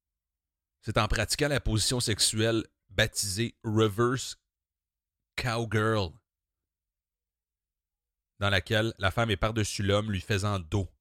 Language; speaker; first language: French; native; French